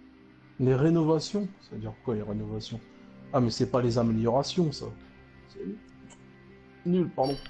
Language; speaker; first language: French; native; French